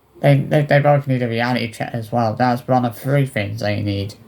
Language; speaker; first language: English; native; English